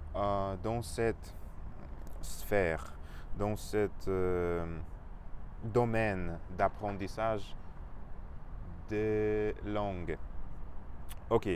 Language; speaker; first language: French; non-native, fluent; Russian